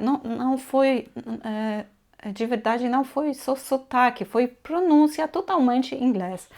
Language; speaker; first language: Portuguese; non-native, fluent; Polish